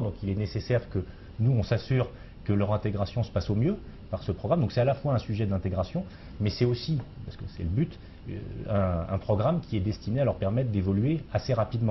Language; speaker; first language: French; native; French